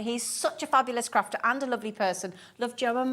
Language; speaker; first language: English; native; English